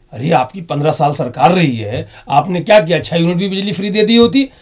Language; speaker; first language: Hindi; native; Hindi